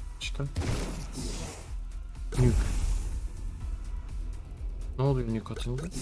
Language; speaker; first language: Turkish; native; Turkish